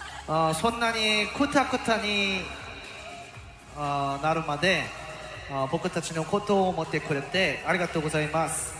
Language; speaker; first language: Japanese; non-native, learner; Korean